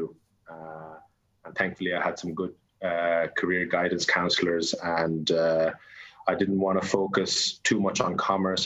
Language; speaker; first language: English; native; English